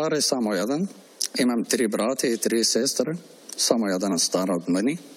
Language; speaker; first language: Croatian; non-native, learner; Arabic